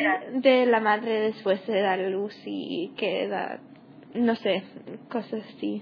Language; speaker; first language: Spanish; non-native, learner; English